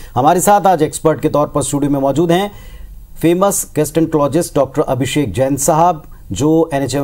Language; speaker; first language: Hindi; native; Hindi